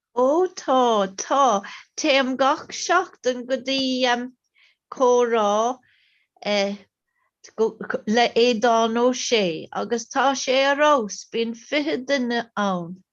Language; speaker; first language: Irish; non-native, local second language; English